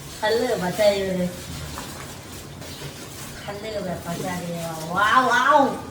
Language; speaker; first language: Korean; non-native, learner; Thai